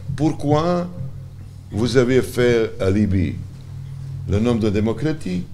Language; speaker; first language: French; non-native, learner; Serbian